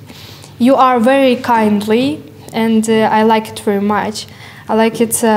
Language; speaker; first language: English; non-native, learner; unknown